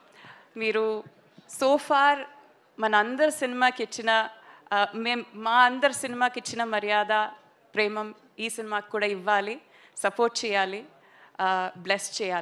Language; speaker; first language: Telugu; non-native, local second language; Tamil